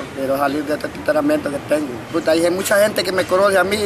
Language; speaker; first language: Spanish; native; Spanish